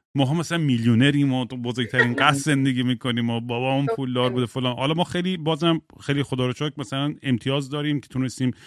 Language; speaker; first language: Persian; native; Persian